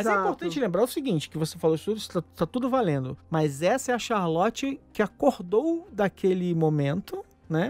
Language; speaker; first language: Portuguese; native; Portuguese